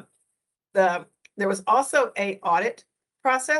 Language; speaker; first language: English; native; English